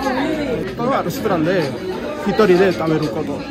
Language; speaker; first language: Japanese; non-native, fluent; Spanish